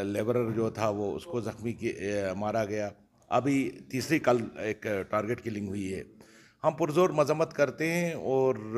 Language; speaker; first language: Urdu; non-native, local second language; Kashmiri